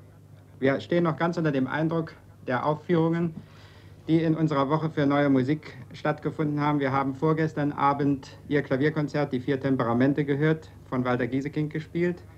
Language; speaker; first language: German; native; German